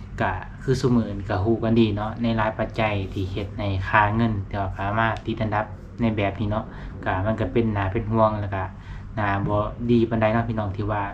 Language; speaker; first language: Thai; non-native, local second language; Lao